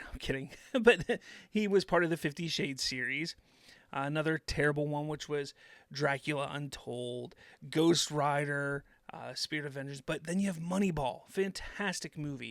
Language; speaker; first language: English; native; English